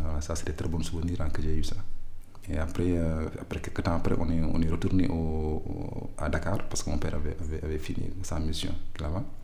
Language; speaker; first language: French; non-native, local second language; Wolof